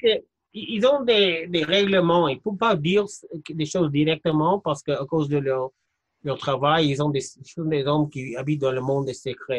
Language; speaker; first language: French; non-native, fluent; English